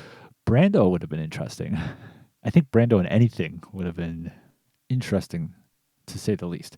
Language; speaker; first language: English; native; English